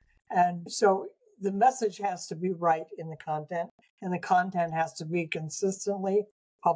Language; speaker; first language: English; native; English